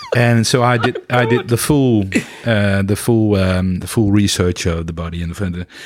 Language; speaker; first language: English; non-native, fluent; Dutch